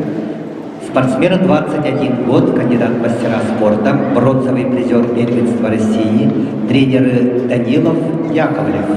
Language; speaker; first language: Russian; native; Russian